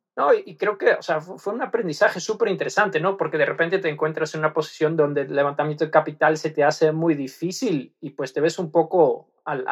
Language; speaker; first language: Spanish; non-native, fluent; Dutch